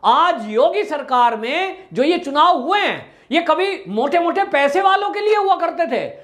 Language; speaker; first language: Hindi; native; Hindi